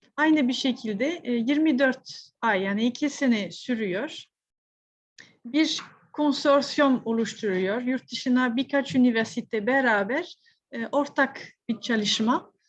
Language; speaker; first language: Turkish; non-native, fluent; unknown